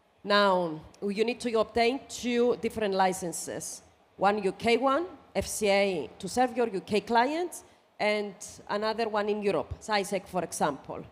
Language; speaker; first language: English; non-native, fluent; Greek